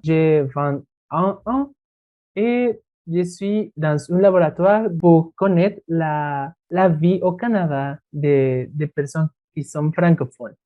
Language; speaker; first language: French; non-native, learner; Spanish